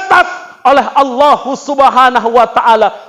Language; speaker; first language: Indonesian; native; Indonesian